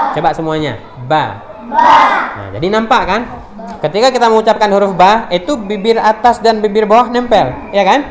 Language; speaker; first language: Indonesian; non-native, local second language; Achinese